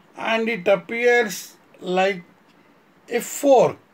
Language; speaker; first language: English; non-native, local second language; Kannada